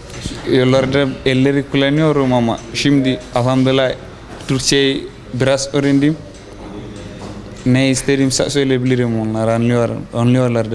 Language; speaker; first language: Turkish; non-native, learner; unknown